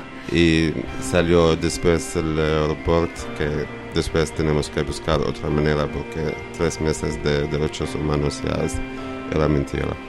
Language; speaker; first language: Spanish; non-native, learner; Arabic